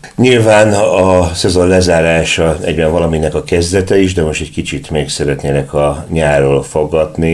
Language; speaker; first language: Hungarian; native; Hungarian